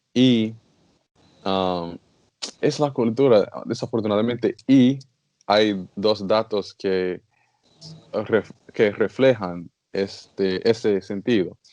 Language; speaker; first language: Spanish; non-native, learner; English